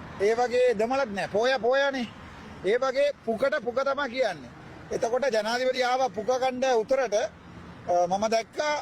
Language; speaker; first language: Sinhala; non-native, local second language; Tamil